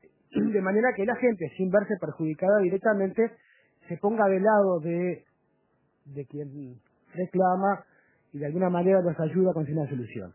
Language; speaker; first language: Spanish; native; Spanish